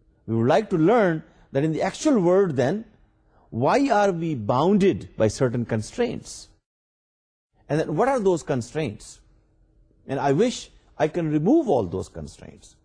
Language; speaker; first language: English; non-native, local second language; Urdu